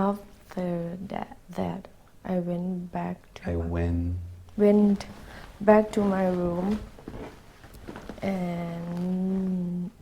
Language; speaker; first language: English; non-native, learner; Thai